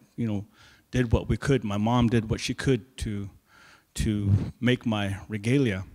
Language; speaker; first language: English; native; English